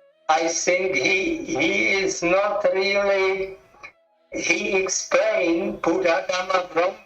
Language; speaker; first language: English; non-native, learner; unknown